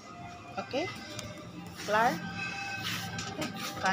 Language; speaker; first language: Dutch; non-native, learner; Filipino